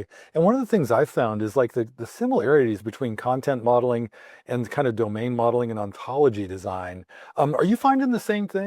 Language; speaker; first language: English; native; English